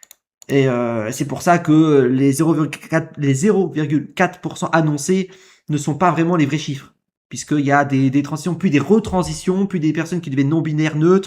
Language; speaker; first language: French; native; French